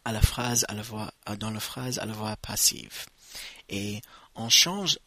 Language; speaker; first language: French; non-native, fluent; English